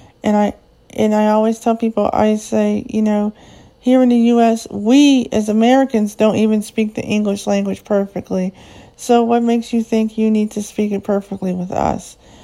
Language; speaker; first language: English; native; English